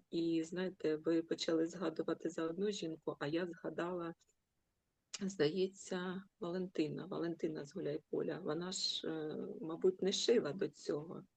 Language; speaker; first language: Ukrainian; non-native, local second language; Russian